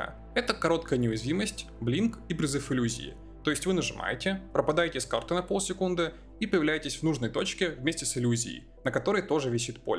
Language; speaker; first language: Russian; native; Russian